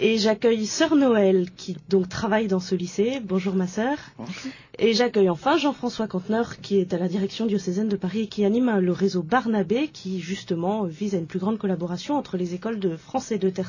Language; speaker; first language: French; native; French